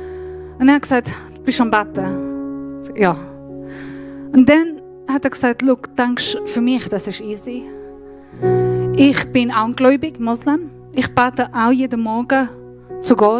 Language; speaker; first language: German; non-native, fluent; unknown